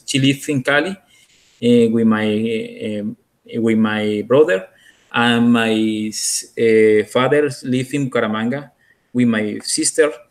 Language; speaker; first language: English; non-native, learner; Spanish